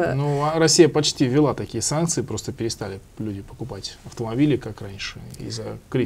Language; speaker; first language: Russian; native; Russian